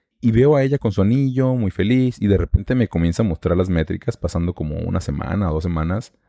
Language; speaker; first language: Spanish; native; Spanish